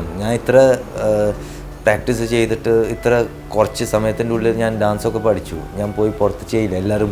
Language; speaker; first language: Malayalam; early bilingual, heritage; Malayalam